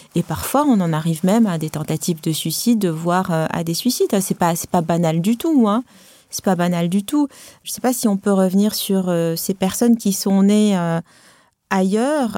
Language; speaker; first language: French; non-native, local second language; Arabic